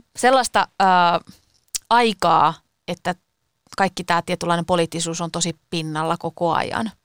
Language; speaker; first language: Finnish; early bilingual, other home language; Persian